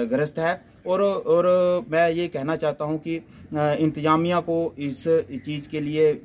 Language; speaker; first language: Hindi; native; Hindi